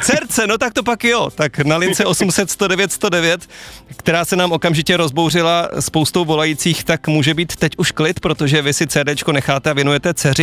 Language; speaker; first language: Czech; native; Czech